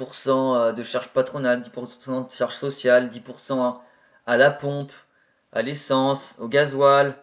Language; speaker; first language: French; native; French